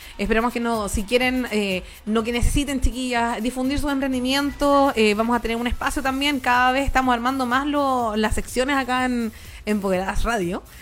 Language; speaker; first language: Spanish; native; Spanish